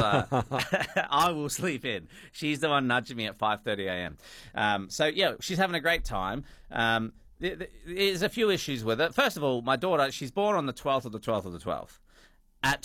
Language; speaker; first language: English; native; English